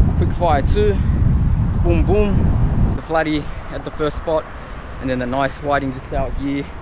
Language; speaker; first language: English; native; English